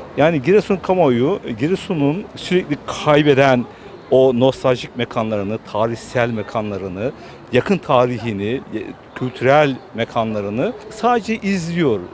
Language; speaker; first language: Turkish; native; Turkish